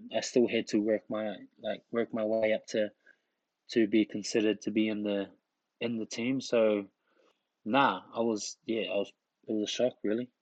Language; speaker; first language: English; early bilingual, other home language; Tongan